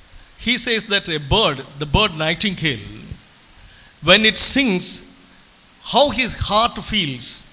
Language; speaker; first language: English; non-native, local second language; Tamil